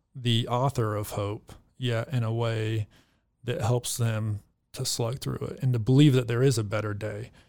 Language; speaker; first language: English; native; English